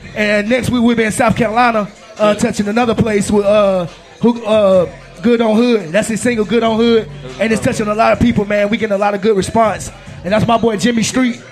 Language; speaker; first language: English; native; English